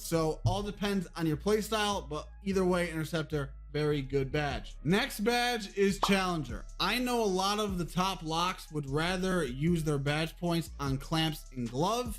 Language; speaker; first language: English; native; English